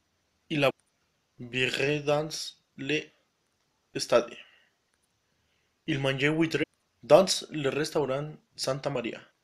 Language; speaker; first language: French; non-native, learner; Spanish